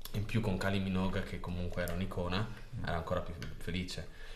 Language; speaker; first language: Italian; early bilingual, other home language; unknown